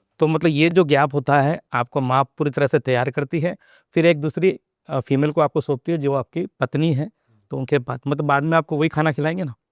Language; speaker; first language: Hindi; non-native, local second language; Telugu